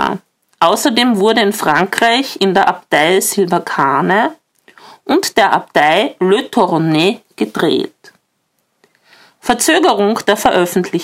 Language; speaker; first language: German; native; German